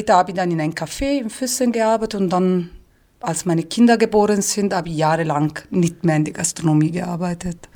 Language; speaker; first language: German; non-native, fluent; Italian